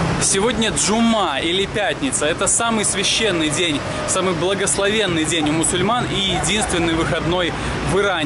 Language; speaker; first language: Russian; native; Russian